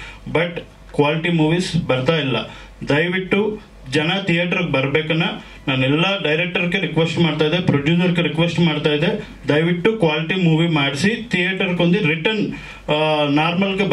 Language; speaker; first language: Kannada; non-native, local second language; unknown